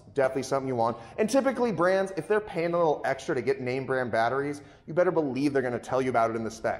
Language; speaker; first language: English; native; English